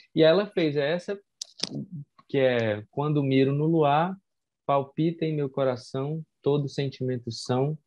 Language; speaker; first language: Portuguese; native; Portuguese